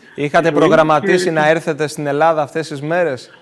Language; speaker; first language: Greek; native; Greek